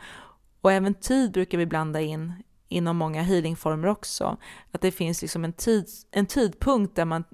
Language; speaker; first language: Swedish; native; Swedish